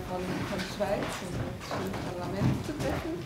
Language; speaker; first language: German; non-native, learner; Latvian